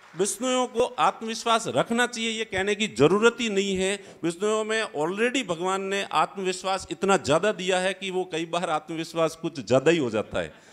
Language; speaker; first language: Hindi; native; Hindi